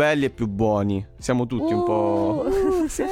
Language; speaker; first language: Italian; native; Italian